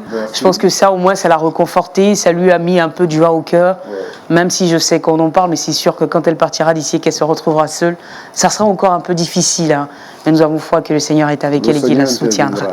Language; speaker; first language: French; native; French